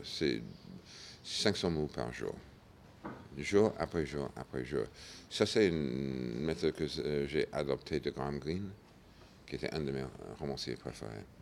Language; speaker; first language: French; non-native, fluent; English